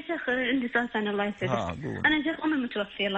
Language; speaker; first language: Arabic; native; Arabic